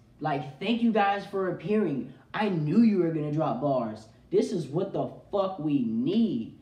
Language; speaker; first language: English; native; English